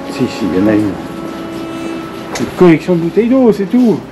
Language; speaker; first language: French; native; French